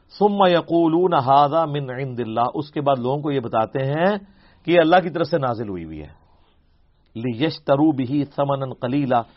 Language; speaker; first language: Urdu; non-native, local second language; Punjabi